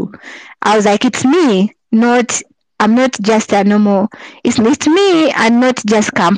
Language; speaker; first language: English; non-native, local second language; Ganda